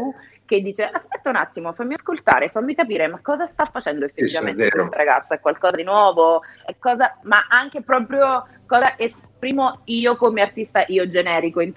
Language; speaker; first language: Italian; native; Italian